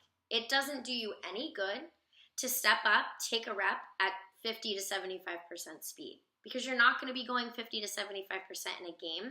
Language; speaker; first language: English; native; English